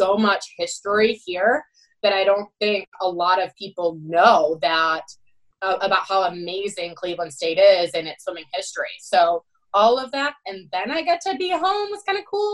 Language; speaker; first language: English; native; English